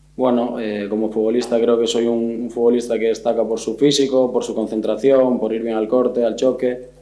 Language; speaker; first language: Spanish; native; Spanish